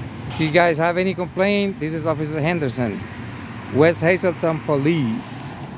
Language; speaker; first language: English; non-native, fluent; Spanish